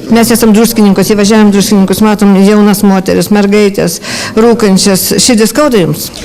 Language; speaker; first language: Lithuanian; native; Lithuanian